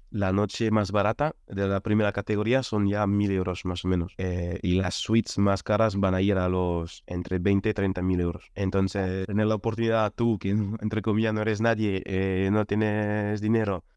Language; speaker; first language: Spanish; non-native, fluent; French